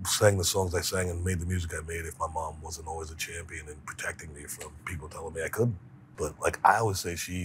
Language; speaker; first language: English; native; English